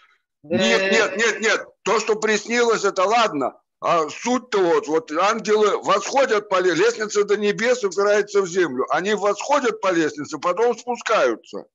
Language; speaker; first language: Russian; native; Russian